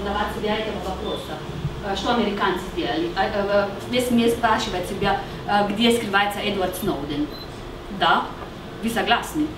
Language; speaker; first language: Russian; non-native, fluent; Slovenian